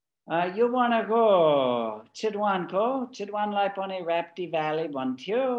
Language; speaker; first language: Nepali; non-native, fluent; English